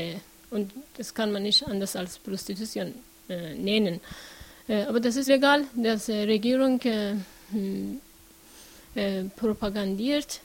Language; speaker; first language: German; non-native, learner; Persian